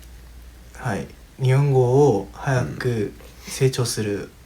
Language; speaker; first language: Japanese; non-native, learner; Korean